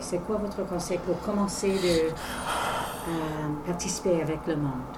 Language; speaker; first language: French; non-native, learner; English